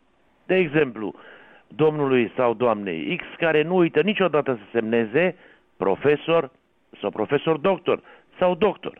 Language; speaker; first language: Romanian; native; Romanian